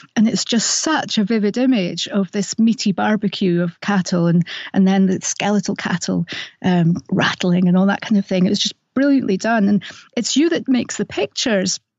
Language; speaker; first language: English; native; English